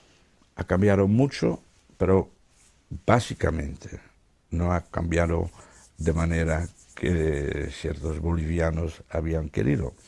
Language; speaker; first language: Spanish; non-native, fluent; Dutch